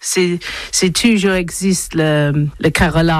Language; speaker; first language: French; non-native, learner; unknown